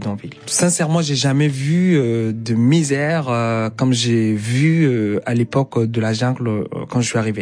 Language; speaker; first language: French; non-native, fluent; Arabic